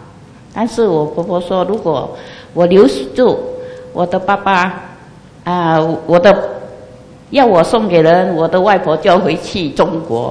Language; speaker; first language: Chinese; non-native, local second language; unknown